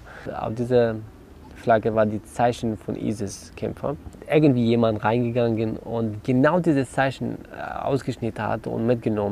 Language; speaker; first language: German; non-native, learner; Kurdish